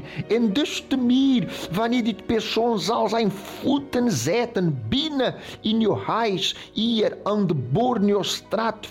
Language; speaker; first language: Dutch; non-native, local second language; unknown